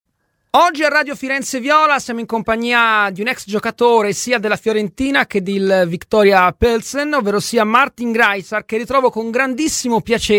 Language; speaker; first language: Italian; native; Italian